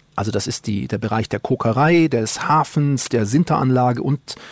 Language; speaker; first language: German; native; German